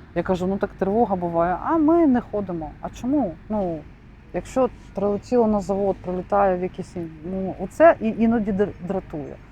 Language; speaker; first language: Ukrainian; non-native, local second language; Russian